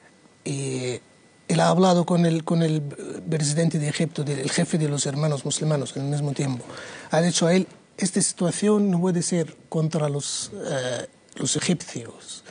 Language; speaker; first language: Spanish; non-native, learner; Arabic